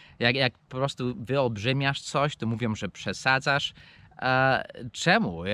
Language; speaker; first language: Polish; non-native, fluent; English